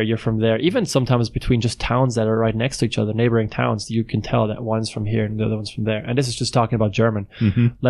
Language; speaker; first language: English; non-native, fluent; Swiss German